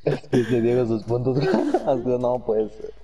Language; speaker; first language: Spanish; native; Spanish